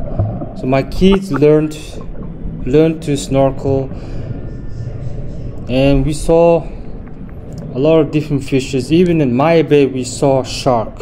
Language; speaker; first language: English; non-native, fluent; Mongolian